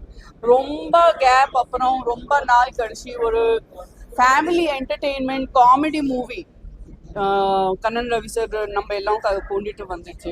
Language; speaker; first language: Tamil; non-native, fluent; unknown